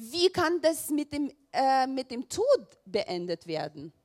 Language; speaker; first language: German; non-native, learner; Russian